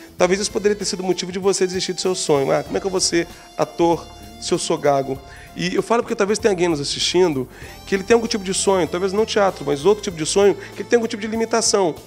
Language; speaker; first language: Portuguese; native; Portuguese